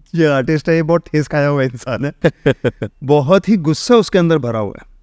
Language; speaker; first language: Hindi; native; Hindi